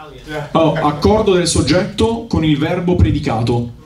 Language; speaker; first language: Italian; native; Italian